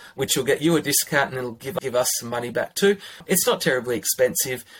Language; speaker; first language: English; native; English